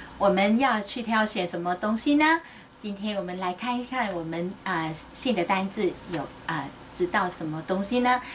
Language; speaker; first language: Chinese; non-native, fluent; Vietnamese